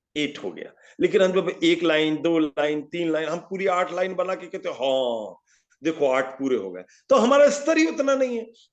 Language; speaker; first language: Hindi; native; Hindi